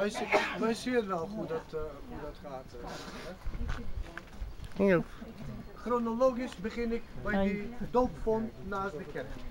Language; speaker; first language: Dutch; non-native, fluent; Macedonian